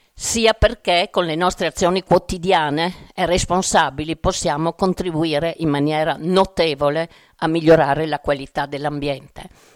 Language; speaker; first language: Italian; native; Italian